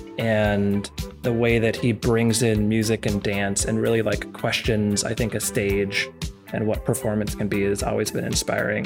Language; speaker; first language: English; native; English